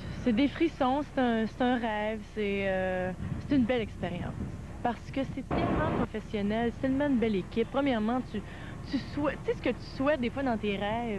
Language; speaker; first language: French; native; French